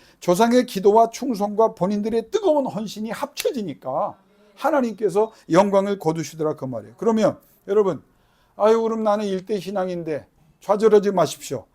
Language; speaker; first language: Korean; native; Korean